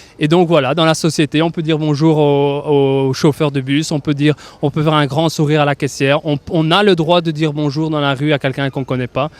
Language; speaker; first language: French; native; French